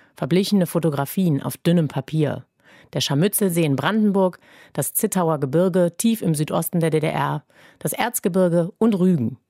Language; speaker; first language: German; native; German